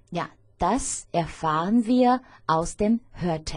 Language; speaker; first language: German; non-native, fluent; Chinese